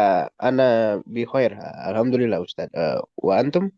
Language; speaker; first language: Arabic; non-native, learner; Indonesian